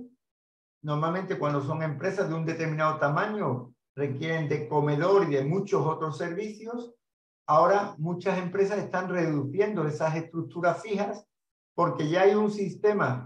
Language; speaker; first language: Spanish; native; Spanish